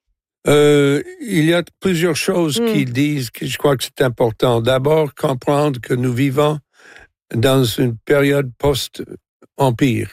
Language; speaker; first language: French; non-native, local second language; English